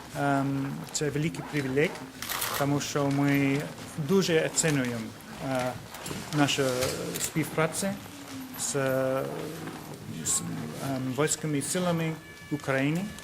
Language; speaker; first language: Ukrainian; non-native, learner; English